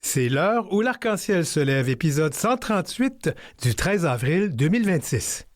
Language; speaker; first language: French; native; French